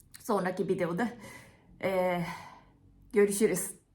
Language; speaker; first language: Turkish; non-native, fluent; Japanese